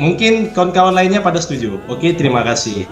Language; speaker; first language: Indonesian; native; Indonesian